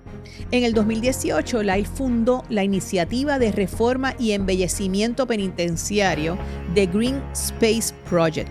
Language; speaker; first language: Spanish; native; Spanish